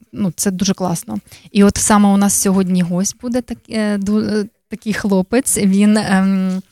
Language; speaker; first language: Ukrainian; native; Ukrainian